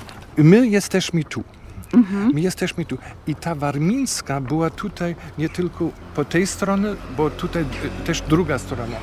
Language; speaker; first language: Polish; non-native, fluent; German